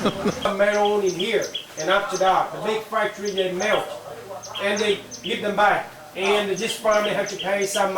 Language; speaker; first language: English; non-native, fluent; Vietnamese